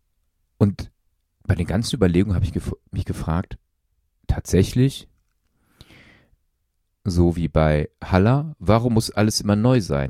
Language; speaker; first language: German; native; German